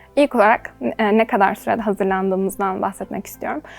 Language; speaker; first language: Turkish; native; Turkish